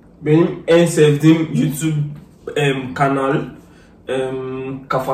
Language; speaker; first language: Turkish; non-native, fluent; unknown